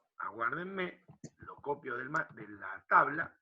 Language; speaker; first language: Spanish; native; Spanish